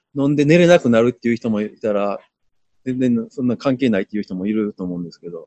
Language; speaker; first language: Japanese; native; Japanese